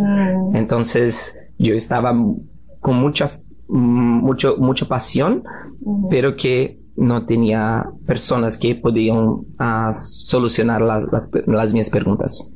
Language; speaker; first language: Spanish; non-native, learner; Portuguese